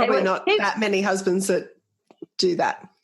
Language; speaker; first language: English; native; English